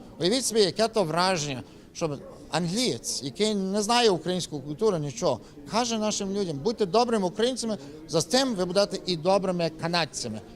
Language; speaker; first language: Ukrainian; early bilingual, heritage; Ukrainian